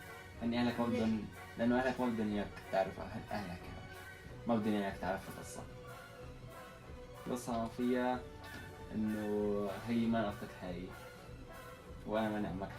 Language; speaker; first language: Arabic; native; Arabic